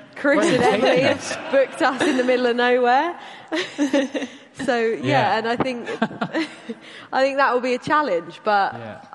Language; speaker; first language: English; native; English